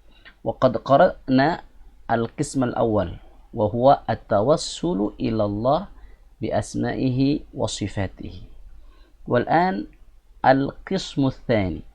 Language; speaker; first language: Arabic; non-native, fluent; Indonesian